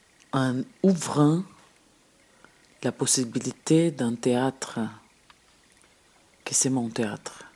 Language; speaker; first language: French; non-native, fluent; Portuguese